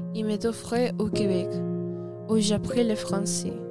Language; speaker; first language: French; non-native, learner; Spanish